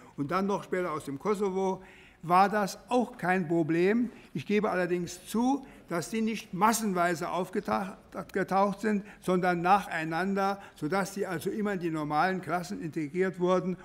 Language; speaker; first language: German; native; German